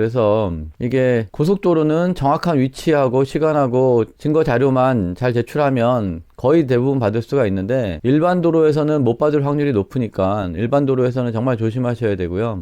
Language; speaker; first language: Korean; native; Korean